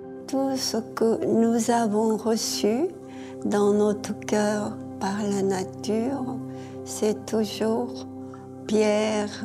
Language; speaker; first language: French; non-native, fluent; Korean